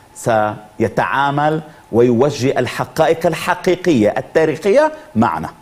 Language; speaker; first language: Arabic; non-native, fluent; Hebrew